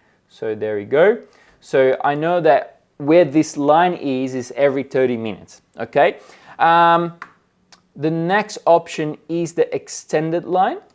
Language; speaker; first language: English; non-native, fluent; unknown